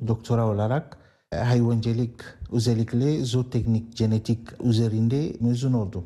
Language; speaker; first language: Turkish; non-native, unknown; Arabic